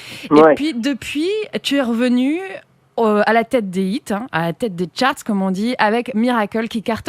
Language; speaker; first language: French; native; French